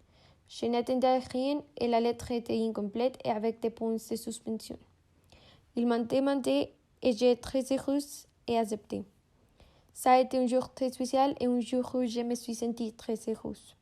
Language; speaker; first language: French; non-native, learner; Spanish